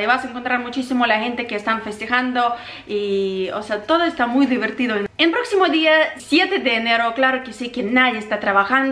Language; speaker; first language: Spanish; non-native, fluent; Ukrainian